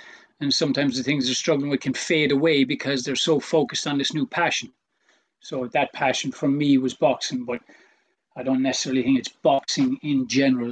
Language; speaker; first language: English; native; English